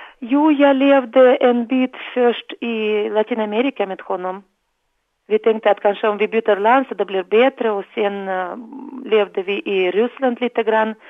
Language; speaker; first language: Swedish; non-native, fluent; Russian